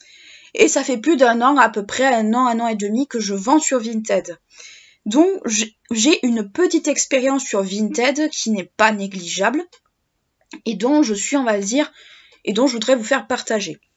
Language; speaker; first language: French; native; French